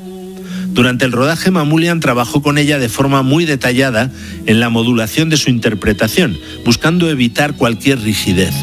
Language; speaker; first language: Spanish; native; Spanish